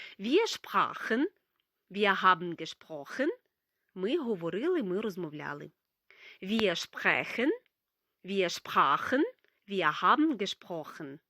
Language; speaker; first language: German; non-native, fluent; Ukrainian